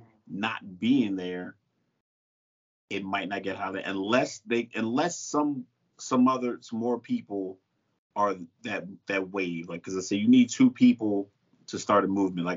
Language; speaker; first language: English; native; English